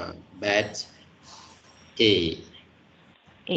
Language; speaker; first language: English; non-native, learner; Vietnamese